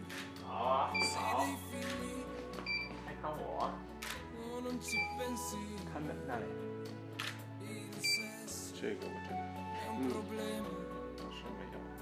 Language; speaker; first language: Chinese; non-native, learner; Italian